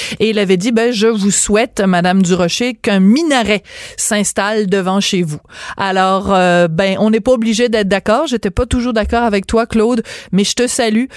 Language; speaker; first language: French; native; French